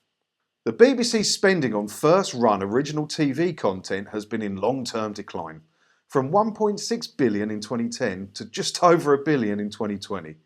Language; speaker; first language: English; native; English